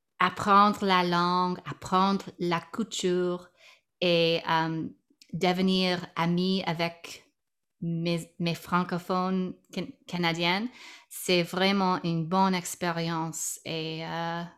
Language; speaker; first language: French; non-native, learner; English